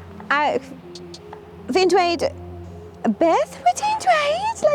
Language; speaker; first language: Welsh; non-native, local second language; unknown